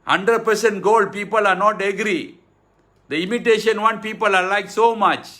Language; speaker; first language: English; non-native, local second language; Tamil